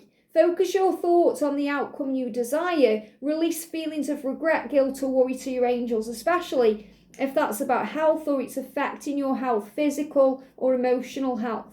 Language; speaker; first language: English; native; English